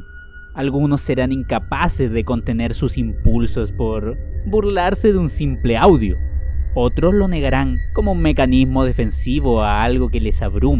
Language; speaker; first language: Spanish; native; Spanish